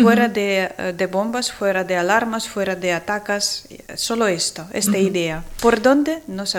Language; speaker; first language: Spanish; non-native, learner; Ukrainian